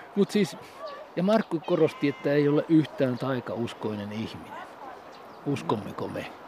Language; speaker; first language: Finnish; native; Finnish